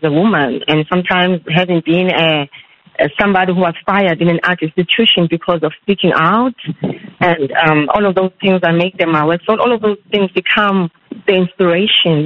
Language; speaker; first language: English; non-native, local second language; Xhosa